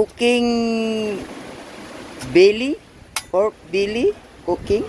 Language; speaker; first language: English; non-native, local second language; Filipino